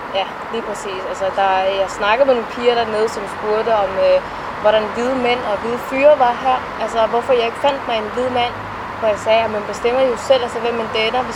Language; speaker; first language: Danish; early bilingual, other home language; Somali